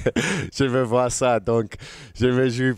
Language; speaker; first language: French; non-native, fluent; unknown